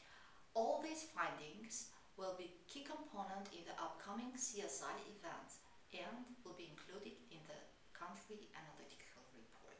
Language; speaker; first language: English; non-native, fluent; Armenian